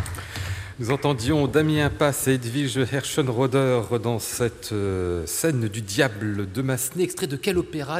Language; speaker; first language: French; native; French